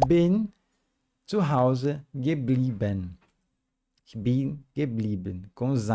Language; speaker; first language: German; non-native, fluent; Portuguese